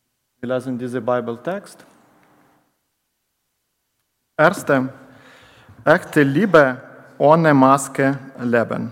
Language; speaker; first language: German; non-native, learner; Ukrainian